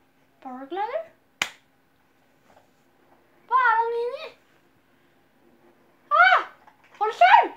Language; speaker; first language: Norwegian; native; Norwegian